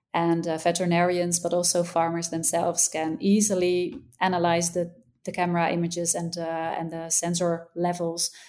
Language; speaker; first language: English; non-native, fluent; Dutch